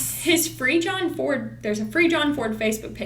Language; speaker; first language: English; native; English